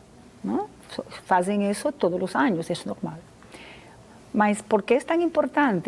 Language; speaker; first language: Portuguese; non-native, fluent; Spanish